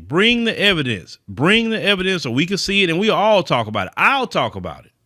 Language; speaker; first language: English; native; English